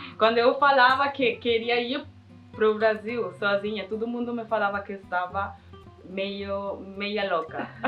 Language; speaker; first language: Portuguese; non-native, fluent; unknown